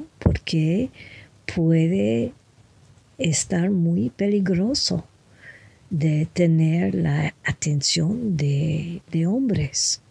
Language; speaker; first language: Spanish; non-native, fluent; French